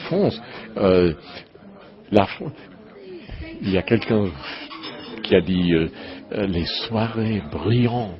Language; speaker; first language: French; non-native, learner; English